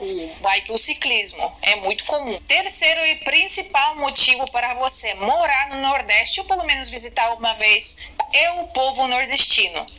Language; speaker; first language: Portuguese; non-native, fluent; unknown